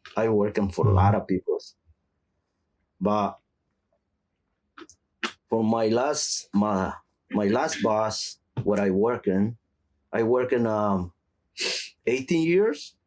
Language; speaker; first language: English; non-native, learner; Spanish